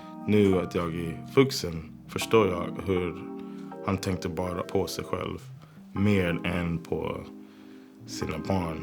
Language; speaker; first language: Swedish; non-native, fluent; English